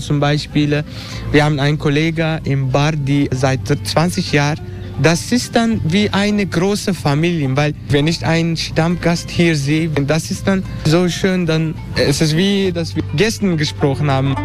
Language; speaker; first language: German; non-native, learner; Turkish